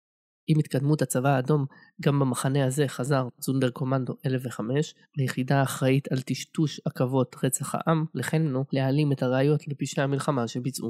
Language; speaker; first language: Hebrew; native; Hebrew